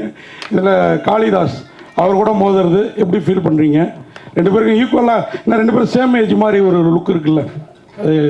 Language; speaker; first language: Tamil; native; Tamil